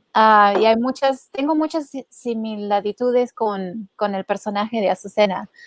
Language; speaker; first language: Spanish; early bilingual, heritage; Spanish